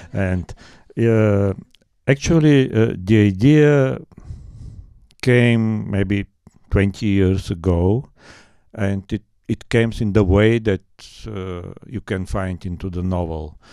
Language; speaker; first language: English; non-native, fluent; Bulgarian